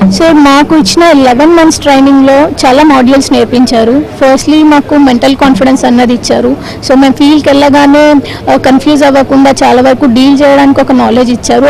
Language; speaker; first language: Telugu; native; Telugu